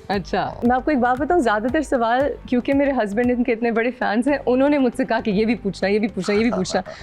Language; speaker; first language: Urdu; native; Urdu